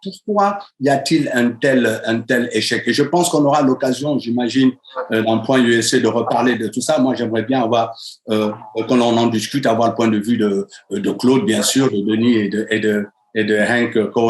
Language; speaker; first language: French; native; French